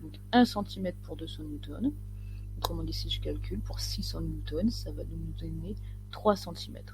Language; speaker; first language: French; native; French